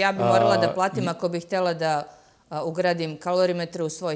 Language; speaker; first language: Serbian; native; Serbian